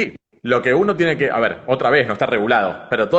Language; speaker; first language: Spanish; native; Spanish